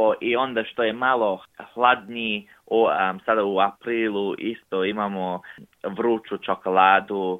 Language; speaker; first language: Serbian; early bilingual, heritage; English